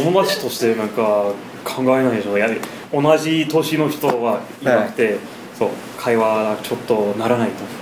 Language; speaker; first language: Japanese; non-native, fluent; English